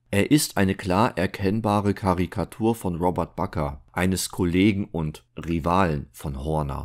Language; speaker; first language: German; native; German